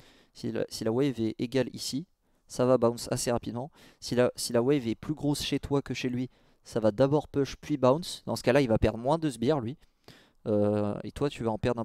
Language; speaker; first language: French; native; French